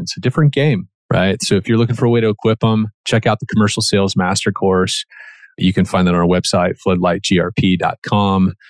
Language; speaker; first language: English; native; English